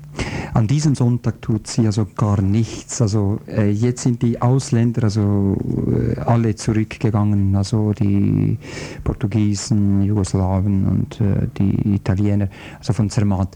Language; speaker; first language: German; non-native, fluent; Croatian